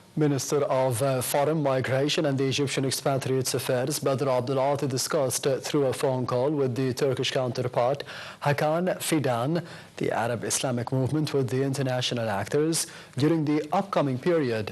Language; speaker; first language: English; non-native, local second language; Arabic